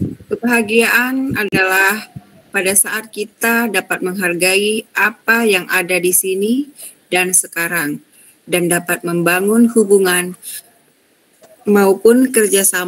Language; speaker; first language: Indonesian; native; Indonesian